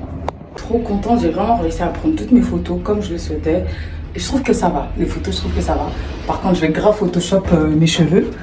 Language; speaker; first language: French; native; French